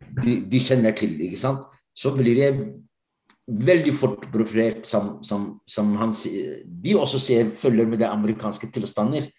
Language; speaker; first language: Norwegian; non-native, fluent; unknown